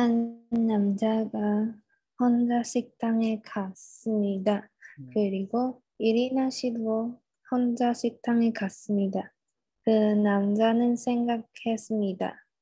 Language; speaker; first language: Korean; non-native, learner; Malay